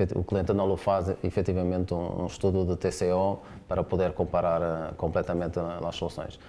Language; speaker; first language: Spanish; non-native, learner; Portuguese